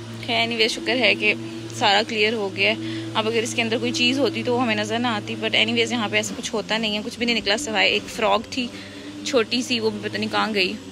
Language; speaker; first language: Urdu; native; Urdu